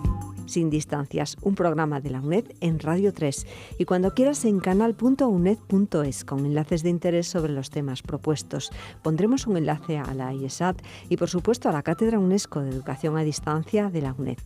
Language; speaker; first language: Spanish; native; Spanish